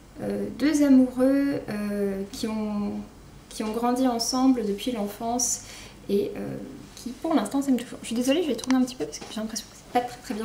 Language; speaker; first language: French; native; French